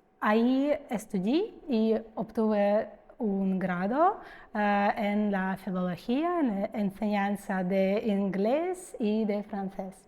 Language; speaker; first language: Spanish; non-native, fluent; Russian